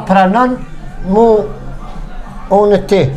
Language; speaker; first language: German; non-native, learner; Albanian